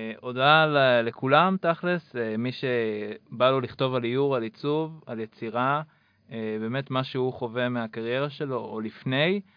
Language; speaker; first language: Hebrew; native; Hebrew